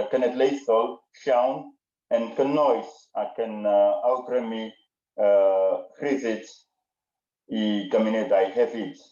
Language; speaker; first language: Welsh; non-native, learner; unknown